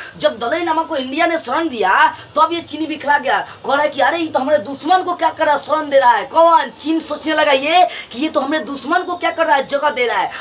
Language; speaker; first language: Hindi; native; Hindi